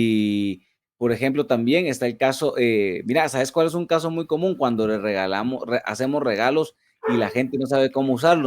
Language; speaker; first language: Spanish; native; Spanish